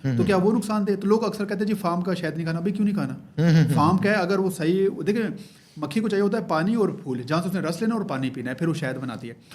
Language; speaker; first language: Urdu; non-native, local second language; Baluchi